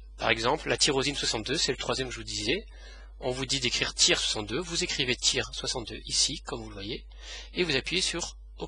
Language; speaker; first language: French; native; French